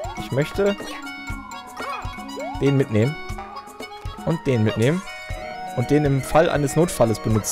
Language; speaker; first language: German; native; German